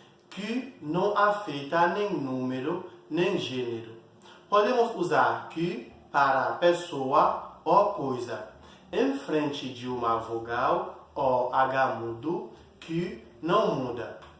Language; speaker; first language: Portuguese; non-native, fluent; Haitian Creole